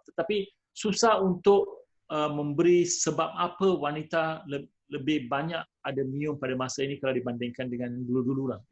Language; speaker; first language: Malay; non-native, local second language; Tamil